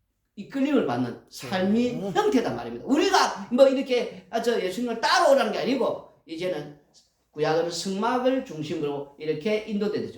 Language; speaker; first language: Korean; native; Korean